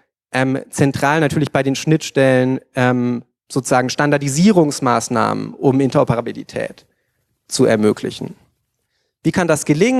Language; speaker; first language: German; native; German